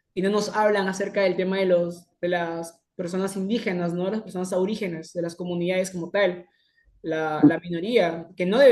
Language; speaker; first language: Spanish; native; Spanish